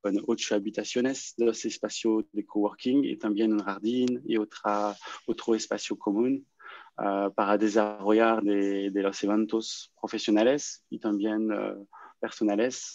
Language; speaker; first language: Spanish; non-native, learner; French